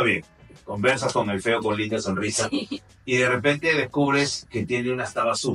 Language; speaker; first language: Spanish; native; Spanish